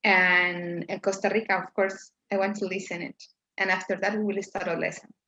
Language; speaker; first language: English; non-native, fluent; Spanish